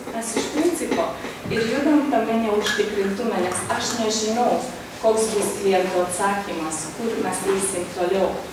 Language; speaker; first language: Lithuanian; non-native, fluent; Hungarian